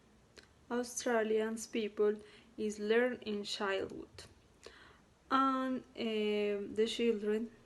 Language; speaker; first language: English; non-native, learner; Spanish